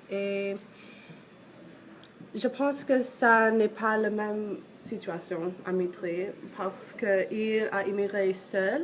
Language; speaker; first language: French; non-native, learner; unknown